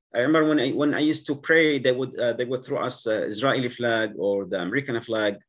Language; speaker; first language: English; non-native, fluent; Arabic